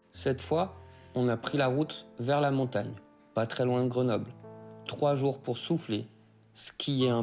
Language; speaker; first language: French; native; French